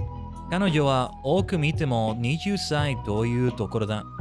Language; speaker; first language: Japanese; non-native, learner; English